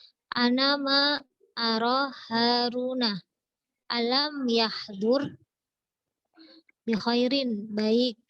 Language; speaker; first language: Arabic; non-native, learner; Indonesian